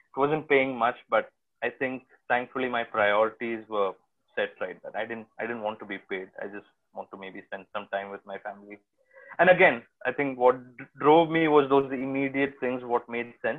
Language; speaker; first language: English; non-native, local second language; Malayalam